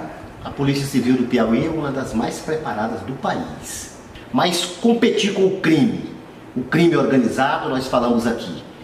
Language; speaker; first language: Portuguese; native; Portuguese